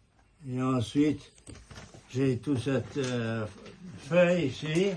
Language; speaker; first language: French; non-native, fluent; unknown